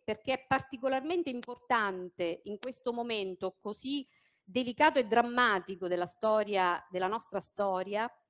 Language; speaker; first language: Italian; native; Italian